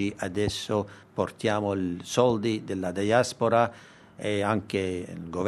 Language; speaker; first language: Italian; non-native, learner; Armenian